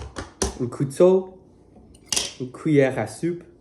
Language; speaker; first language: French; non-native, learner; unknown